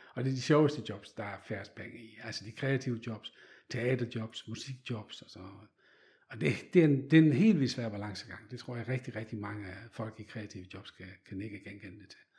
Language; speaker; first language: Danish; non-native, fluent; Dutch